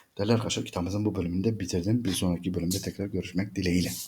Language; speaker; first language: Turkish; native; Turkish